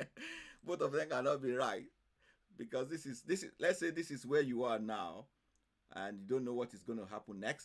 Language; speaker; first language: English; non-native, fluent; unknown